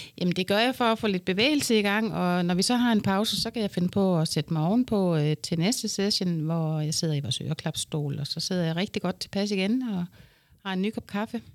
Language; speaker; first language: Danish; native; Danish